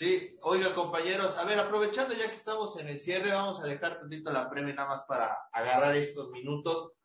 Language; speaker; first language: Spanish; native; Spanish